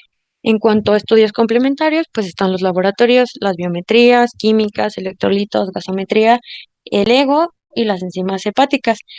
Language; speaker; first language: Spanish; native; Spanish